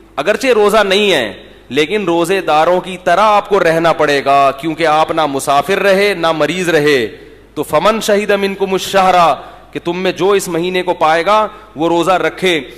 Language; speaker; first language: Urdu; native; Urdu